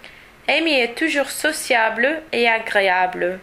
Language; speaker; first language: French; non-native, learner; English